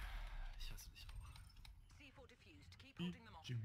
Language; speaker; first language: German; native; German